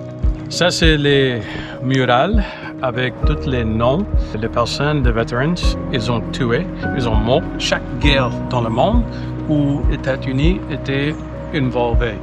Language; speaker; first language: French; non-native, local second language; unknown